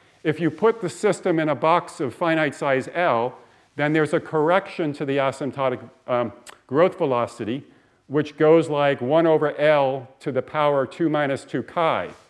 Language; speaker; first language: English; native; English